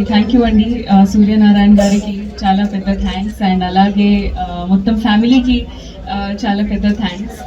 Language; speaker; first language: Telugu; non-native, fluent; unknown